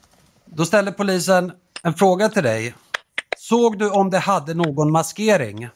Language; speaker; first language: Swedish; native; Swedish